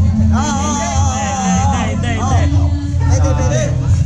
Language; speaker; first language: Filipino; native; Filipino